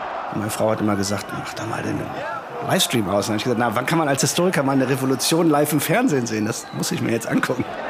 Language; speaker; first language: German; native; German